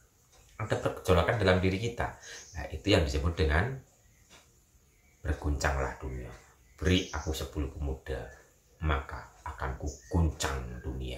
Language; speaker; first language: Indonesian; native; Indonesian